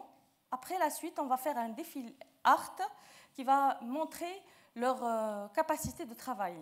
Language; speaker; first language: French; non-native, local second language; Arabic